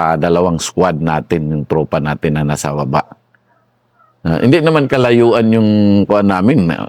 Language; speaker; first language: Filipino; non-native, local second language; Cebuano